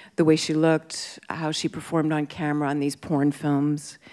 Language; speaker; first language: English; native; English